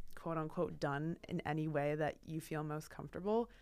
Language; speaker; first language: English; native; English